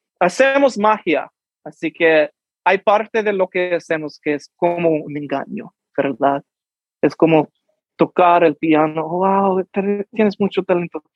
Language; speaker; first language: Spanish; early bilingual, heritage; English